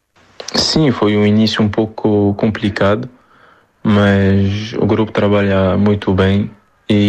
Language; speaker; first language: Portuguese; non-native, fluent; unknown